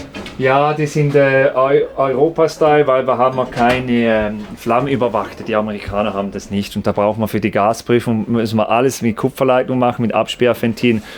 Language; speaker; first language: German; native; German